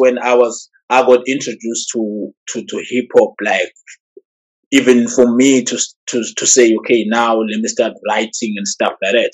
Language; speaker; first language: English; non-native, local second language; Zulu